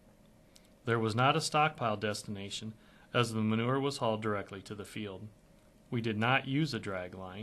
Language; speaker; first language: English; native; English